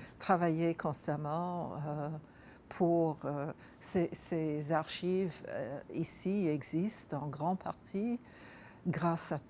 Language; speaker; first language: French; non-native, fluent; English